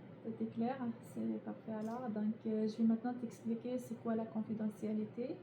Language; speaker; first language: French; non-native, learner; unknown